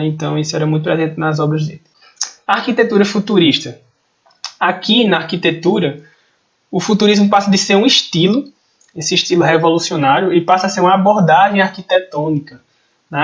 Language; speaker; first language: Portuguese; native; Portuguese